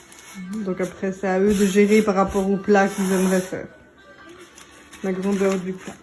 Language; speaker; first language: French; native; French